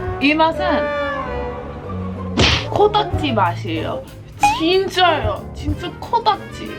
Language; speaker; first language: Korean; non-native, fluent; English